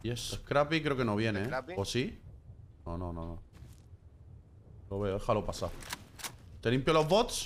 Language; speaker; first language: Spanish; native; Spanish